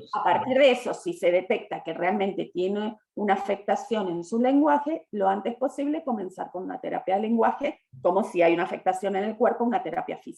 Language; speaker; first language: Spanish; native; Spanish